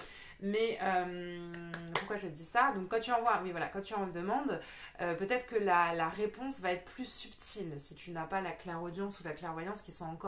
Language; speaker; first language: French; native; French